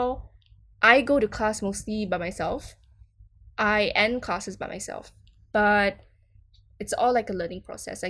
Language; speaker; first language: English; non-native, local second language; Chinese